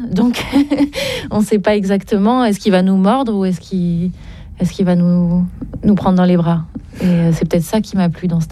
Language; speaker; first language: French; native; French